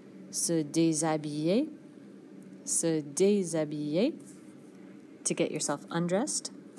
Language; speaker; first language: English; native; English